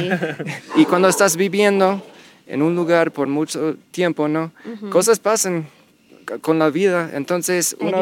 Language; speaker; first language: Spanish; non-native, fluent; English